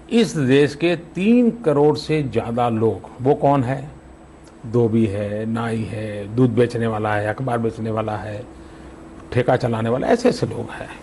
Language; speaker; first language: Hindi; non-native, local second language; Gujarati